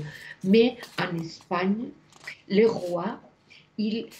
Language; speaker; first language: French; non-native, fluent; Spanish